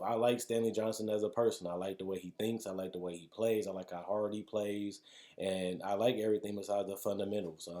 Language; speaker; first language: English; native; English